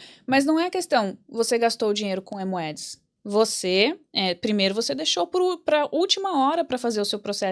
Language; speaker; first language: Portuguese; native; Portuguese